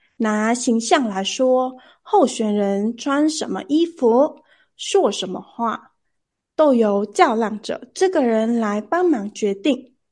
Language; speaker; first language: Chinese; non-native, learner; Vietnamese